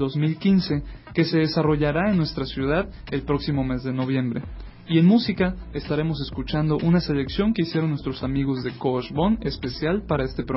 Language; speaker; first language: Spanish; native; Spanish